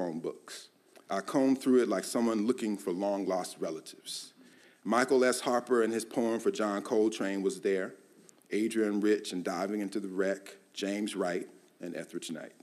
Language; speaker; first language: English; native; English